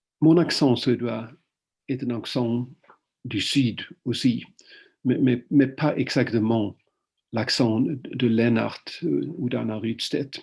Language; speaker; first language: French; non-native, fluent; Swedish